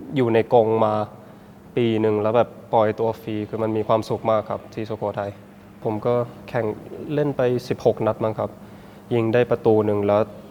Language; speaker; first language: Thai; early bilingual, heritage; Thai